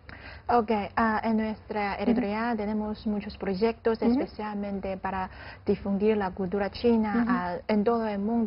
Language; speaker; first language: Spanish; non-native, fluent; Chinese